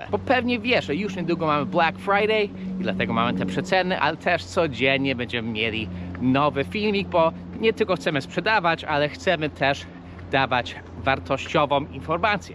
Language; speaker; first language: Polish; early bilingual, heritage; Polish